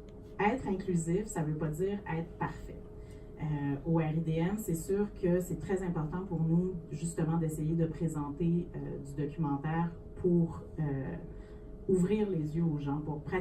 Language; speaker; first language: French; native; French